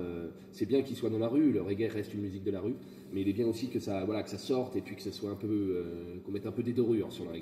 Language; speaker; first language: French; native; French